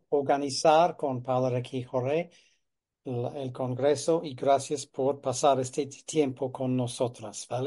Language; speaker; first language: Spanish; non-native, fluent; English